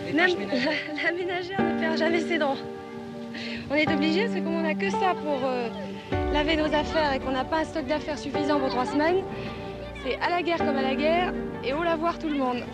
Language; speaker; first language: French; native; French